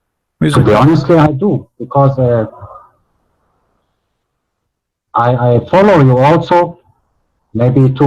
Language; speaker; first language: English; non-native, learner; Bosnian